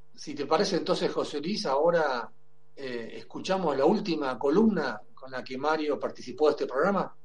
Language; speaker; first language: Spanish; native; Spanish